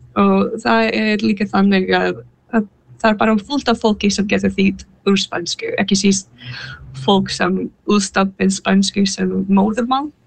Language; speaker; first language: Icelandic; non-native, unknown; English